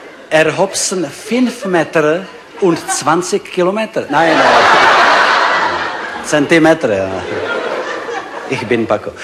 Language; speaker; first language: German; non-native, learner; Czech